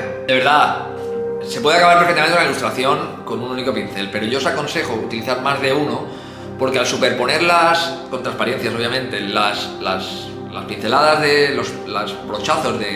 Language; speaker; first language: Spanish; native; Spanish